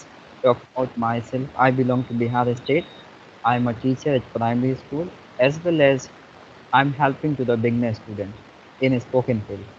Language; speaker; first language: English; non-native, fluent; Hindi